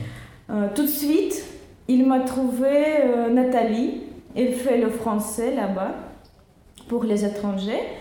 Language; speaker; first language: French; non-native, learner; Russian